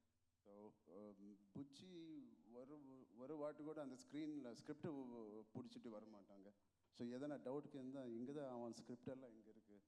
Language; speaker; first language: Tamil; non-native, local second language; Telugu